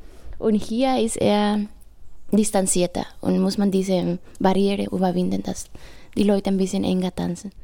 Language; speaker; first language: German; non-native, fluent; Spanish